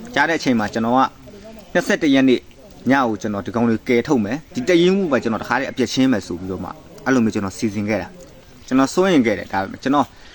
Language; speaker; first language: Burmese; native; Burmese